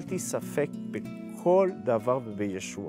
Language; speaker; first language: Hebrew; early bilingual, other home language; French